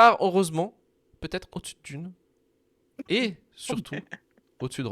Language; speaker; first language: French; native; French